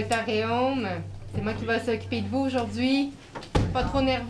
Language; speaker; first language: French; native; French